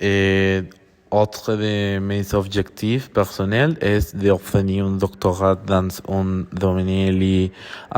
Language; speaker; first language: French; non-native, learner; Spanish